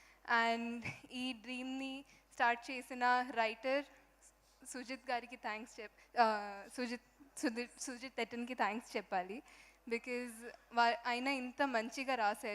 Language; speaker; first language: Telugu; non-native, local second language; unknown